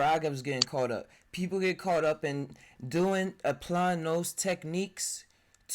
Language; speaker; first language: English; native; English